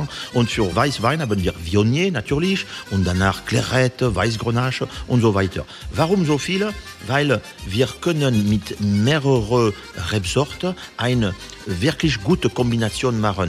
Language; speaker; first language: German; non-native, fluent; French